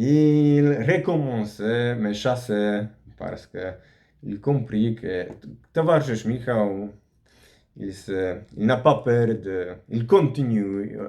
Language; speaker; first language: French; non-native, learner; Polish